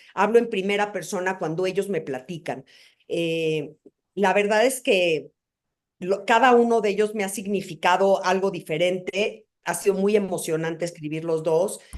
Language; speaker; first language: Spanish; native; Spanish